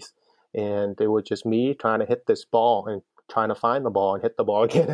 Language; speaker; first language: English; non-native, fluent; Vietnamese